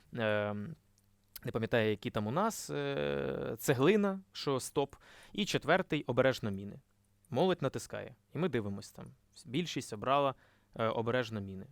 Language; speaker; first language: Ukrainian; non-native, local second language; Russian